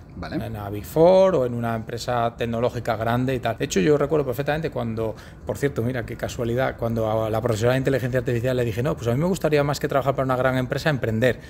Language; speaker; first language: Spanish; native; Spanish